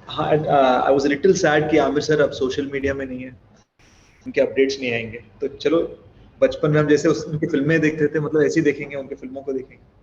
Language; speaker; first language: Hindi; non-native, fluent; Telugu